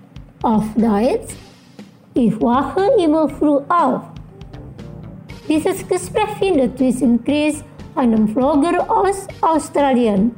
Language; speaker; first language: German; non-native, local second language; Indonesian